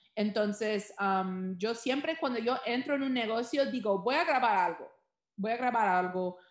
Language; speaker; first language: Spanish; early bilingual, heritage; Spanish